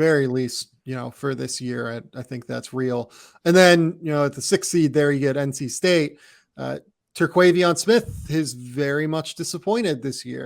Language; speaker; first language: English; native; English